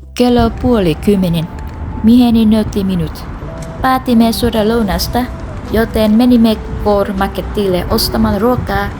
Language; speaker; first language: Finnish; non-native, learner; Vietnamese